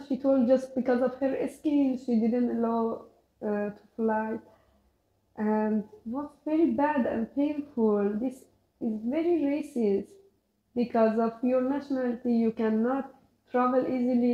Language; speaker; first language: English; non-native, learner; Persian